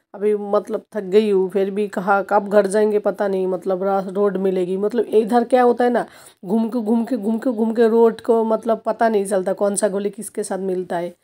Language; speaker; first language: Hindi; non-native, local second language; Bangla